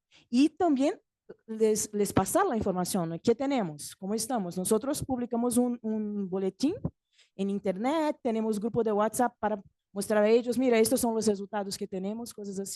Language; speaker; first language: Spanish; non-native, fluent; Portuguese